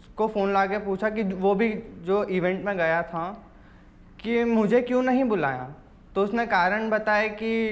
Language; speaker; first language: Hindi; native; Hindi